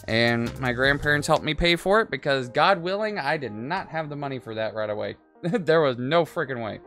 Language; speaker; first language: English; native; English